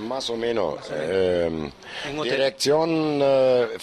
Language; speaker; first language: Spanish; non-native, learner; German